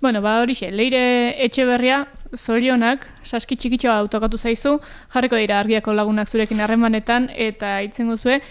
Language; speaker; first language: Basque; native; Basque